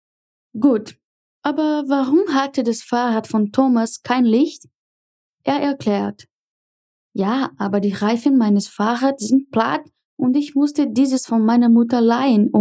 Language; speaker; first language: German; non-native, fluent; Portuguese